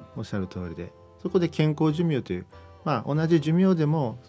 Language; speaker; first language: Japanese; native; Japanese